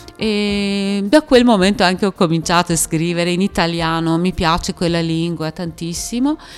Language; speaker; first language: Italian; non-native, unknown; Persian